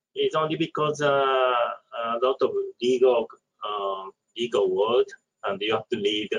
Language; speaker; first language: English; non-native, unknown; Japanese